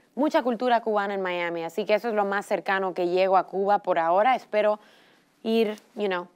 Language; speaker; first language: Spanish; early bilingual, heritage; Spanish